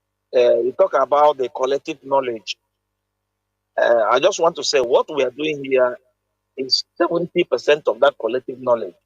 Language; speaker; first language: English; non-native, local second language; Igbo